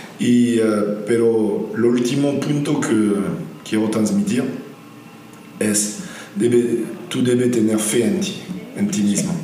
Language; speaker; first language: Spanish; non-native, learner; French